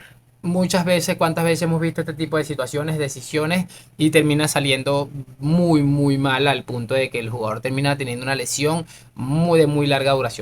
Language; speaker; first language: Spanish; native; Spanish